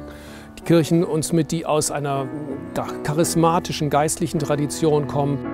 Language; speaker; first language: German; native; German